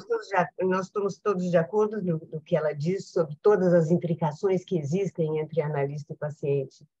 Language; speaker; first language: French; non-native, fluent; Portuguese